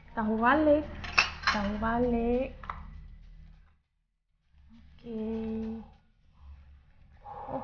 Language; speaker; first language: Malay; non-native, fluent; Russian